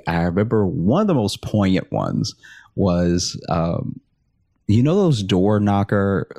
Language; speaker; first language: English; native; English